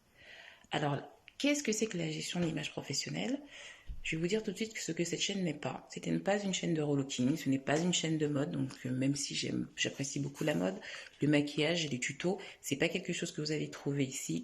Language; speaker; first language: French; native; French